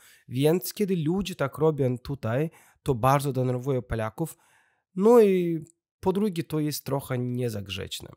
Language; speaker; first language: Polish; non-native, learner; Russian